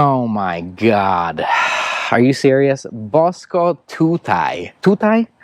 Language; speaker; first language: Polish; non-native, fluent; English